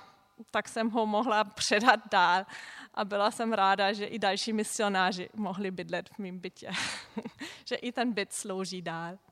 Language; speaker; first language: Czech; non-native, fluent; German